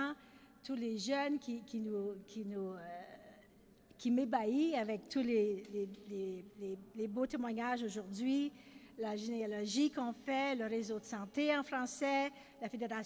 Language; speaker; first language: French; native; French